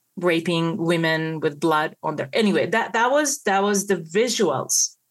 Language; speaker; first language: English; non-native, fluent; Hebrew